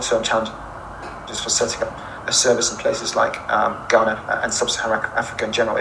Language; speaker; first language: English; non-native, local second language; Akan